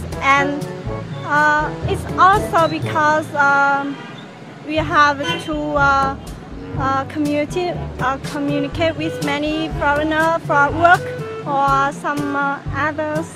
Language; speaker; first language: English; non-native, learner; Vietnamese